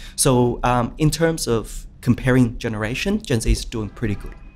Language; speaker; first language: English; early bilingual, other home language; Vietnamese